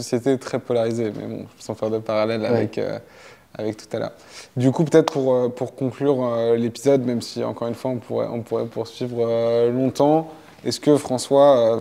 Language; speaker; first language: French; native; French